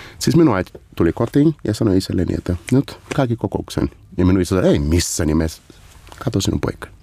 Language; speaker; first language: Finnish; non-native, learner; Portuguese